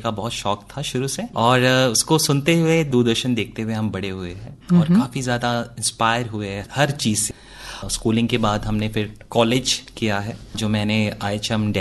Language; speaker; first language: Hindi; native; Hindi